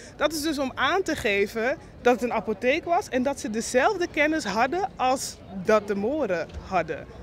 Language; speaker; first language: Dutch; non-native, local second language; Papiamento